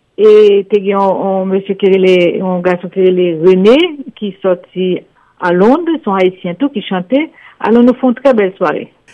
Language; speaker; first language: French; non-native, local second language; Haitian Creole